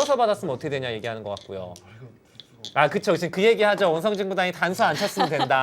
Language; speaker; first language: Korean; native; Korean